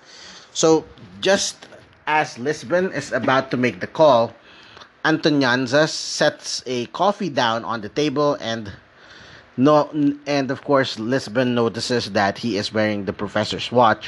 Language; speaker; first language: English; non-native, local second language; Filipino